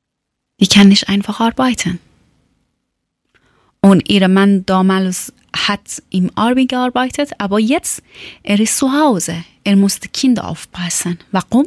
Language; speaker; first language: German; non-native, learner; Persian